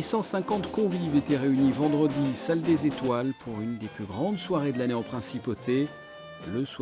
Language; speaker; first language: French; native; French